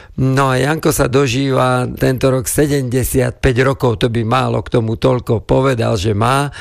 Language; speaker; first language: Slovak; native; Slovak